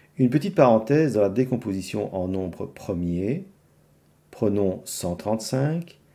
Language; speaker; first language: French; native; French